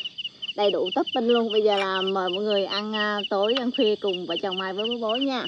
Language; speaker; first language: Vietnamese; native; Vietnamese